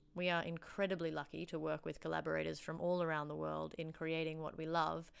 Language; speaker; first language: English; native; English